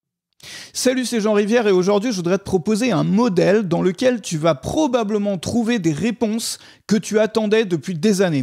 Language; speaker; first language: French; native; French